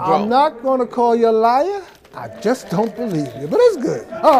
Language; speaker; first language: English; native; English